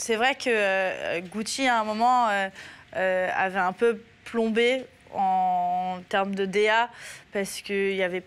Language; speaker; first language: French; native; French